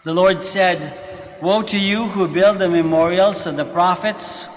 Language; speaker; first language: English; non-native, local second language; Filipino